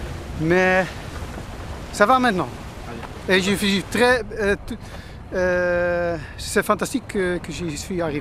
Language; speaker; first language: French; non-native, learner; Dutch